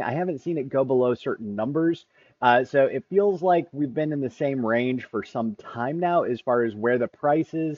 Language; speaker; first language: English; native; English